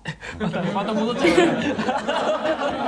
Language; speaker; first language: Japanese; native; Japanese